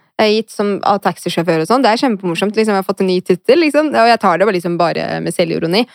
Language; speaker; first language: Norwegian; early bilingual, other home language; Arabic